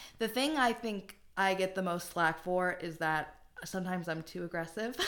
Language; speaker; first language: English; native; English